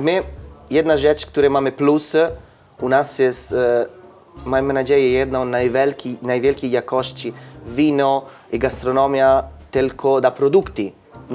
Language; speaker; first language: Polish; non-native, learner; Italian